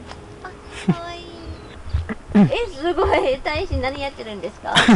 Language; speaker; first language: Japanese; non-native, fluent; English